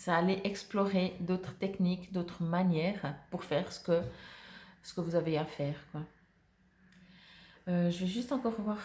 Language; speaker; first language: French; native; French